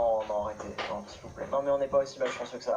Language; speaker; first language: French; native; French